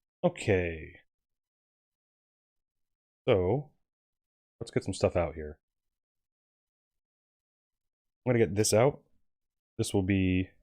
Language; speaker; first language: English; native; English